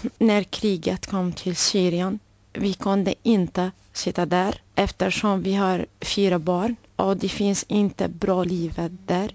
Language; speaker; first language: Swedish; non-native, learner; Arabic